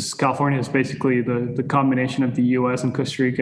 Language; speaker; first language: English; non-native, fluent; Spanish